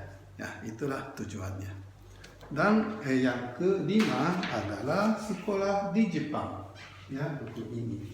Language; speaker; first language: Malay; non-native, fluent; Japanese